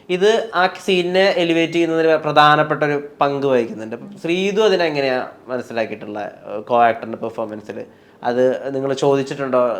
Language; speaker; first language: Malayalam; native; Malayalam